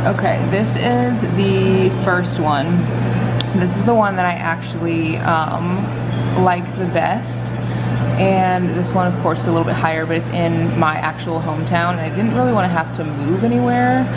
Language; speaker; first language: English; native; English